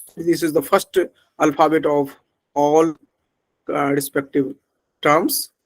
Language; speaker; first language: English; non-native, local second language; Hindi